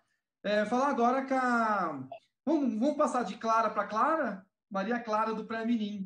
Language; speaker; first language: Portuguese; native; Portuguese